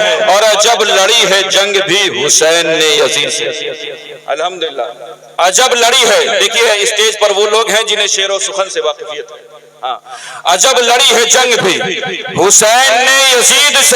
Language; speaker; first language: Urdu; native; Urdu